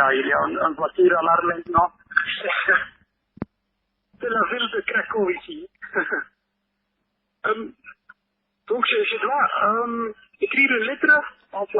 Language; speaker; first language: French; non-native, local second language; Dutch